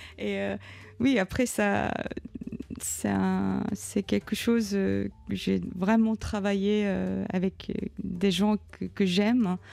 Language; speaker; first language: French; non-native, fluent; Korean